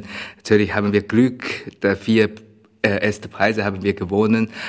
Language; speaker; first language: German; non-native, learner; Chinese